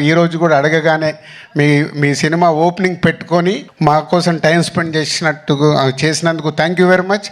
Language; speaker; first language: Telugu; native; Telugu